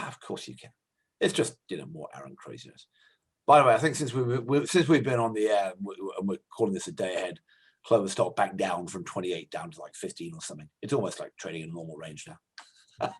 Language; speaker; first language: English; native; English